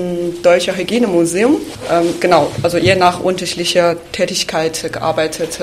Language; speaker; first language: German; non-native, fluent; Chinese